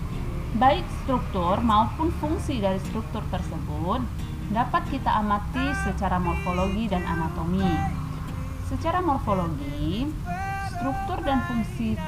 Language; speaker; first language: Indonesian; native; Indonesian